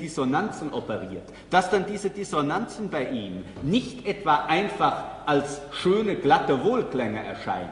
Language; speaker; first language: German; native; German